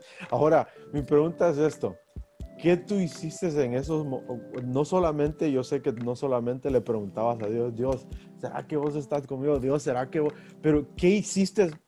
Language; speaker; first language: Spanish; early bilingual, heritage; Spanish